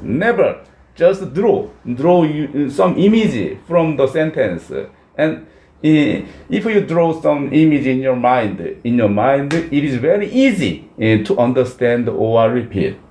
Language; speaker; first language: English; non-native, learner; Korean